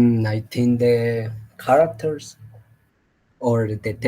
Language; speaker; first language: English; non-native, learner; Spanish